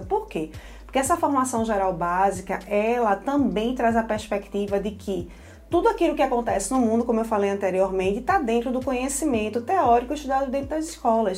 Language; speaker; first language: Portuguese; native; Portuguese